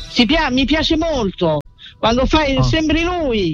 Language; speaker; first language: Italian; native; Italian